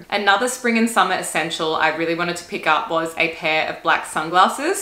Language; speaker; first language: English; native; English